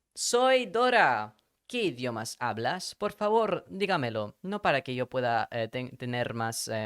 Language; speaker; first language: Spanish; early bilingual, other home language; English